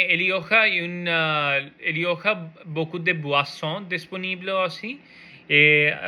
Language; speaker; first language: French; non-native, learner; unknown